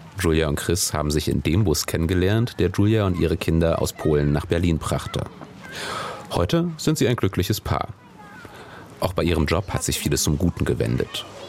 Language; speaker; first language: German; native; German